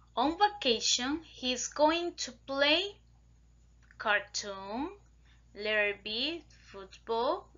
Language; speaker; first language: English; non-native, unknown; Spanish